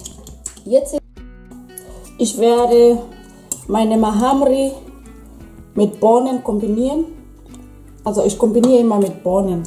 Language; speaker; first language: German; non-native, fluent; Swahili